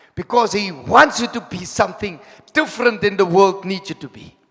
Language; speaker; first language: English; non-native, local second language; Afrikaans